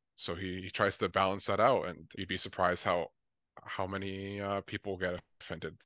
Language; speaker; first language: English; native; English